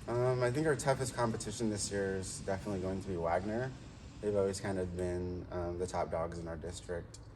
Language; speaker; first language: English; native; English